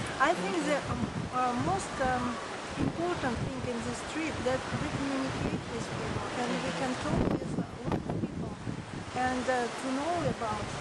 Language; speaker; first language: English; non-native, fluent; Russian